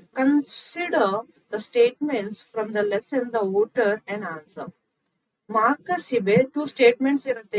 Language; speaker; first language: English; non-native, local second language; Kannada